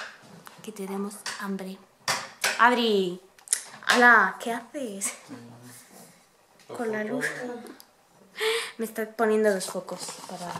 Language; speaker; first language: Spanish; native; Spanish